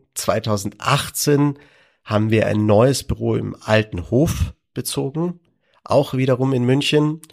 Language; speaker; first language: German; native; German